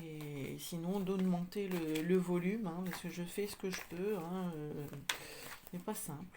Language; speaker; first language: French; native; French